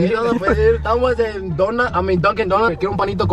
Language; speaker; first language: Spanish; early bilingual, heritage; Spanish